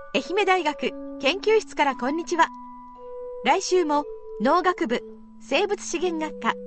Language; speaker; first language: Japanese; native; Japanese